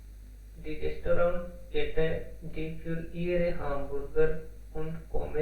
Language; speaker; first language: German; non-native, learner; Hindi